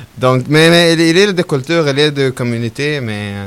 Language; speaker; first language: French; non-native, learner; Arabic